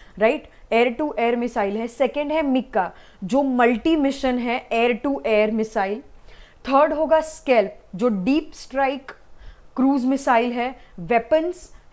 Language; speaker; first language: Hindi; non-native, local second language; Gujarati